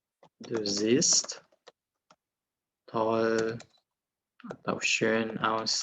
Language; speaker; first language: German; non-native, fluent; Indonesian